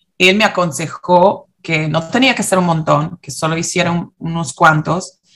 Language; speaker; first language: Spanish; early bilingual, heritage; Spanish